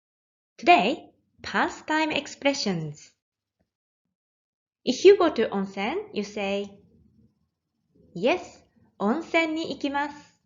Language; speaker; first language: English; non-native, fluent; Japanese